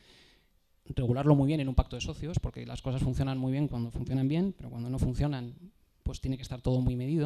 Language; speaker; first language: Spanish; native; Spanish